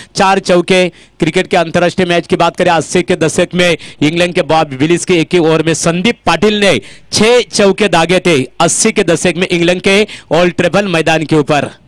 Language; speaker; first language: Hindi; non-native, local second language; Marathi